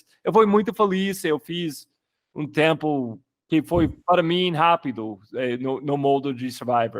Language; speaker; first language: Portuguese; non-native, fluent; English